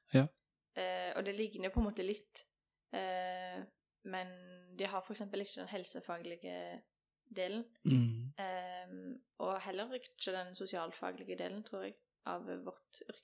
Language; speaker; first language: Norwegian; native; Norwegian